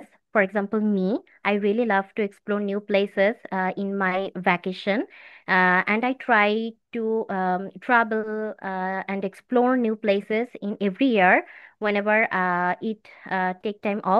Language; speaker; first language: English; non-native, learner; Bangla